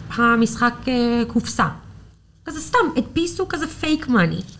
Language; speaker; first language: Hebrew; non-native, fluent; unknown